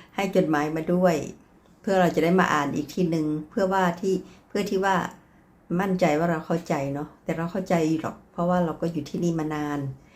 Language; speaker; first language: Thai; native; Thai